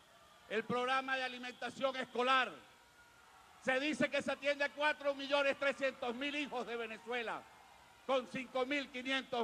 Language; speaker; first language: Spanish; native; Spanish